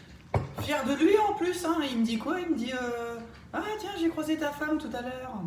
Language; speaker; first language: French; native; French